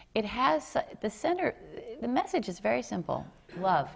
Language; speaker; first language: English; native; English